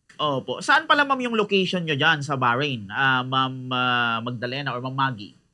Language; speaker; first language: Filipino; non-native, local second language; Bikol